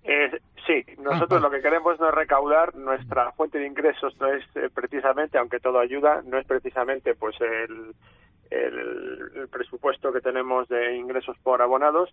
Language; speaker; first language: Spanish; native; Spanish